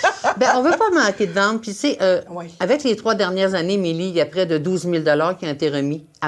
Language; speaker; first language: French; native; French